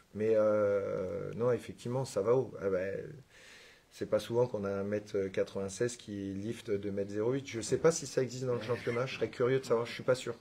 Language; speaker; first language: French; native; French